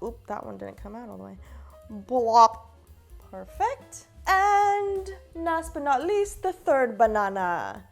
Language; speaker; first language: English; native; English